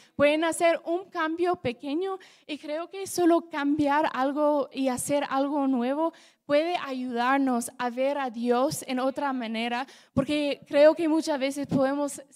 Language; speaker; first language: Spanish; non-native, fluent; English